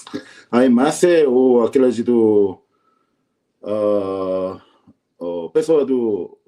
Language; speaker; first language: Portuguese; non-native, learner; Korean